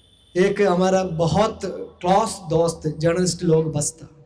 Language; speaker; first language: Hindi; non-native, local second language; Malayalam